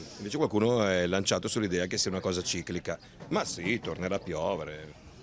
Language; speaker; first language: Italian; native; Italian